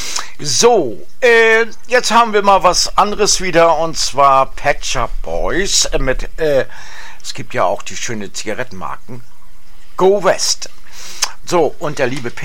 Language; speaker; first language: German; native; German